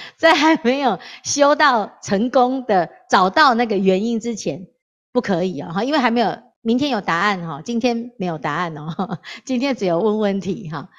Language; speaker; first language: Chinese; native; Chinese